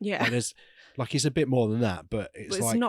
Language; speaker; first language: English; native; English